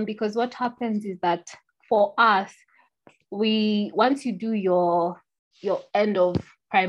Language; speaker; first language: English; non-native, local second language; Kikuyu